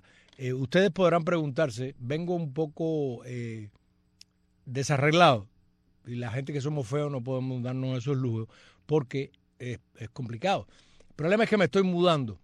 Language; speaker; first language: Spanish; native; Spanish